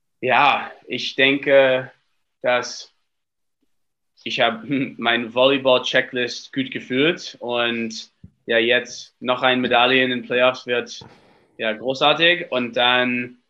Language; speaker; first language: German; non-native, learner; English